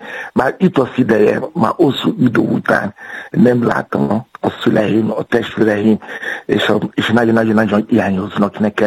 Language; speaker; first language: Hungarian; non-native, learner; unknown